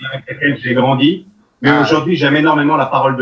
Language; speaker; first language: French; native; French